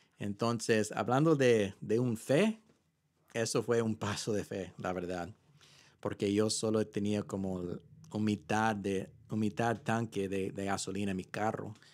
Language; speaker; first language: Spanish; early bilingual, heritage; Spanish